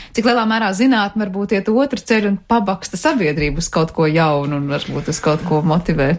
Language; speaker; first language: Latvian; native; Latvian